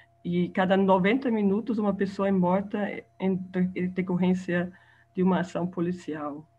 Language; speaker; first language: Portuguese; non-native, fluent; German